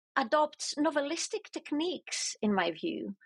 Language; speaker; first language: English; non-native, fluent; Greek